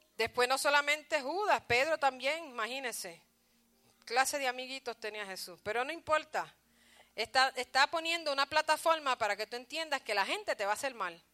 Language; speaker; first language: Spanish; early bilingual, heritage; Spanish